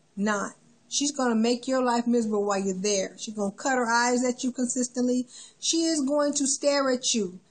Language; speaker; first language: English; native; English